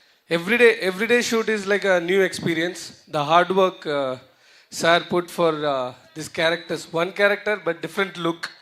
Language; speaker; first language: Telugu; non-native, learner; Tamil